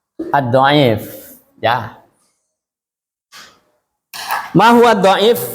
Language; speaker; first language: Arabic; non-native, fluent; Indonesian